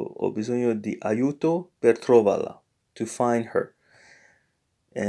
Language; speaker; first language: Italian; non-native, fluent; English